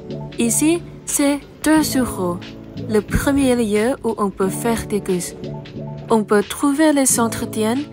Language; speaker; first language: French; non-native, fluent; Thai